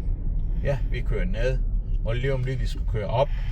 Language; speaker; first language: Danish; non-native, learner; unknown